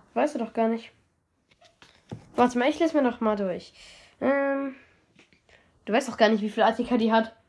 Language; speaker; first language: German; native; German